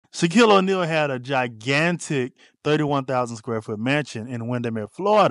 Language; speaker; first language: English; native; English